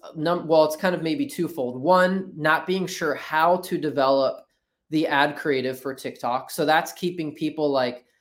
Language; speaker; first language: English; native; English